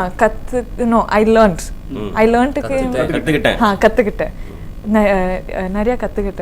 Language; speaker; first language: Tamil; non-native, learner; Kodava